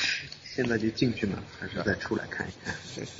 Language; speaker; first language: Chinese; native; Chinese